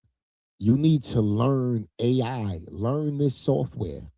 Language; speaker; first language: English; native; English